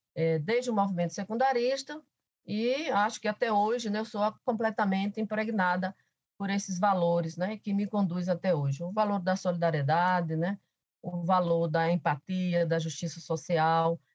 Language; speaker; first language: Portuguese; native; Portuguese